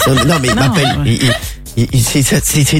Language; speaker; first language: French; native; French